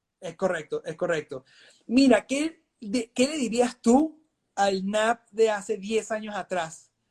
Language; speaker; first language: Spanish; native; Spanish